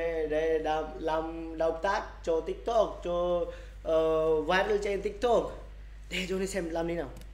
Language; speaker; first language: Vietnamese; non-native, learner; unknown